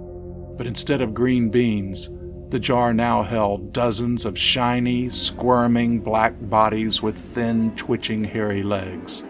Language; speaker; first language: English; native; English